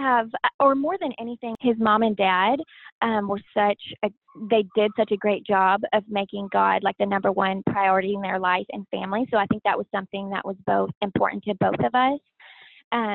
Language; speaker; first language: English; native; English